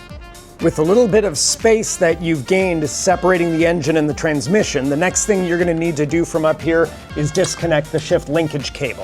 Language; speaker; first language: English; native; English